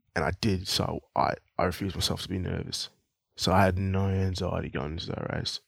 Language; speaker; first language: English; non-native, local second language; Swahili